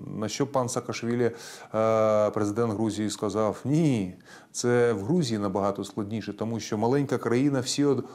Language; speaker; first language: Ukrainian; non-native, local second language; Russian